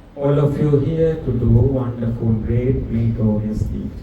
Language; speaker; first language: English; non-native, local second language; Sinhala